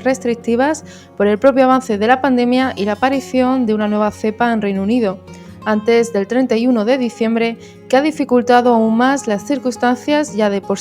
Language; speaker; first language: Spanish; native; Spanish